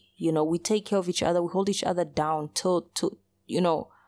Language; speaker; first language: English; early bilingual, other home language; Portuguese